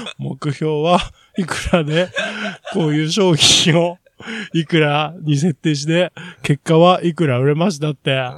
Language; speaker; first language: Japanese; native; Japanese